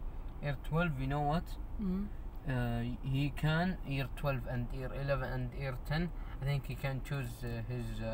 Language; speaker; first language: English; non-native, learner; Arabic